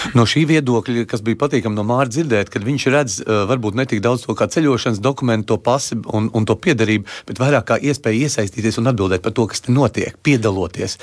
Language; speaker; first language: Latvian; native; Latvian